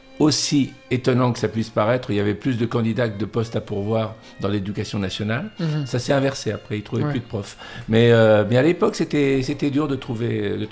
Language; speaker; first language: French; early bilingual, other home language; Catalan